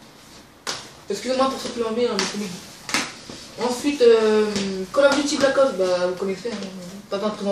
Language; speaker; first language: French; native; French